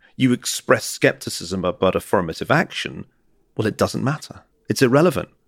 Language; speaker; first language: English; native; English